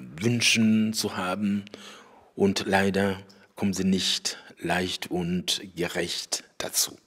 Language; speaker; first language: German; non-native, fluent; Rundi